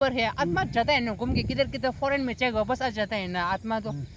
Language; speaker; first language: Hindi; non-native, local second language; Tibetan